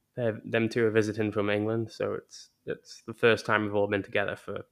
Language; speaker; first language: English; native; English